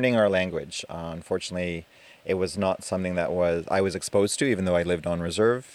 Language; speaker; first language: English; non-native, fluent; French